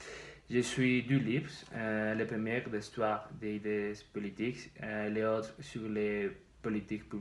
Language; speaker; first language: French; non-native, learner; Spanish